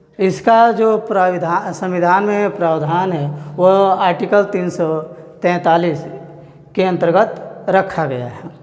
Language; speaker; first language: Hindi; native; Hindi